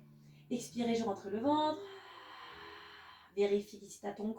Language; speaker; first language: French; native; French